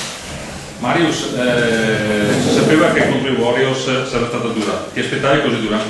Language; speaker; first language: Italian; native; Italian